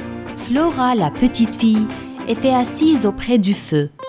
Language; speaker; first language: French; non-native, fluent; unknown